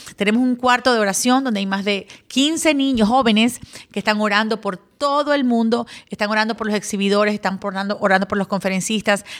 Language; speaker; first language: Spanish; early bilingual, other home language; English